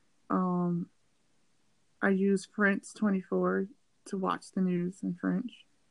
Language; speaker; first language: English; native; English